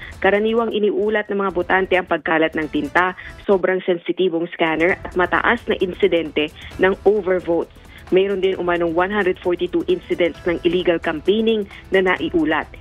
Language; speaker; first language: Filipino; native; Filipino